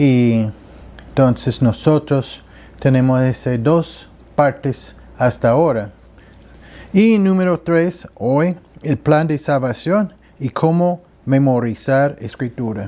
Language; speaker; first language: Spanish; non-native, learner; English